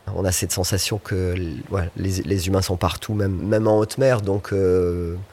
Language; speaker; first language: French; native; French